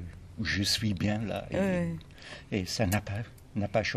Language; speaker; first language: French; non-native, fluent; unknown